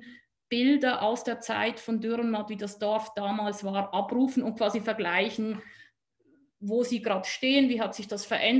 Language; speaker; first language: German; native; German